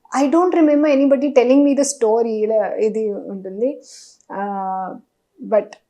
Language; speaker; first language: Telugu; non-native, local second language; Hindi